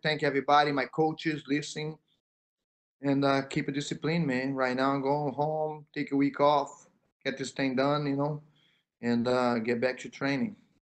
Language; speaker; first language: English; non-native, fluent; Portuguese